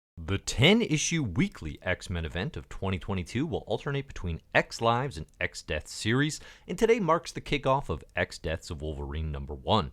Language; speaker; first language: English; native; English